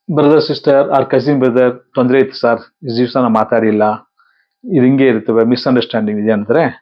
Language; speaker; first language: Kannada; non-native, local second language; Tamil